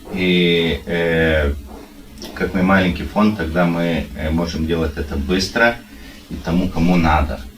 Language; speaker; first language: Russian; non-native, learner; Lithuanian